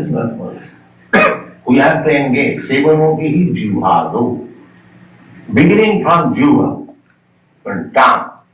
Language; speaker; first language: English; non-native, local second language; Bangla